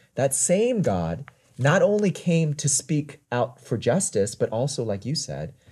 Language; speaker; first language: English; native; English